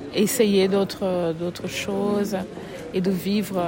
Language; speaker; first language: French; non-native, fluent; Portuguese